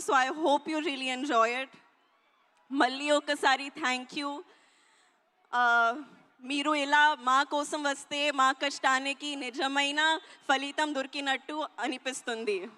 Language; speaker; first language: Telugu; non-native, learner; Hindi